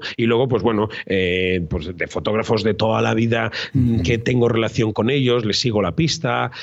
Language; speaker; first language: Spanish; native; Spanish